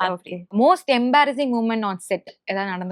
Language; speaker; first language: Tamil; native; Tamil